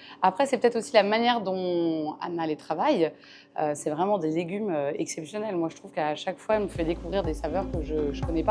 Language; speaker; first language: French; native; French